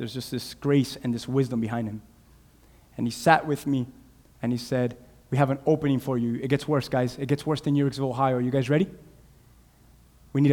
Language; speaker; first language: English; non-native, fluent; Spanish